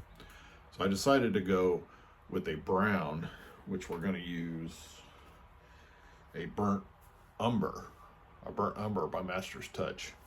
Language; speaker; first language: English; native; English